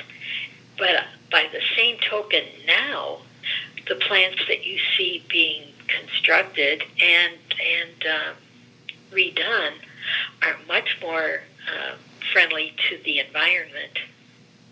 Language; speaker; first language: English; early bilingual, other home language; Greek